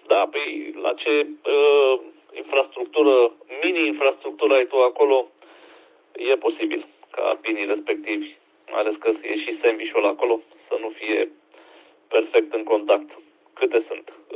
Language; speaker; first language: Romanian; native; Romanian